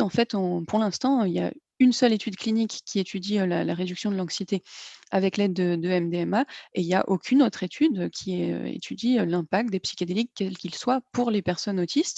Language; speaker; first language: French; native; French